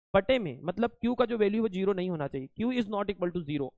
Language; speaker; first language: Hindi; native; Hindi